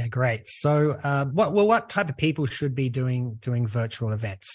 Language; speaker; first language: English; native; English